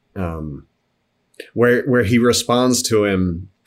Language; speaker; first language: English; native; English